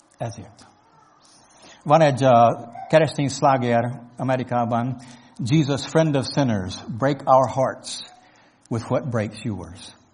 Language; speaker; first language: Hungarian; non-native, fluent; English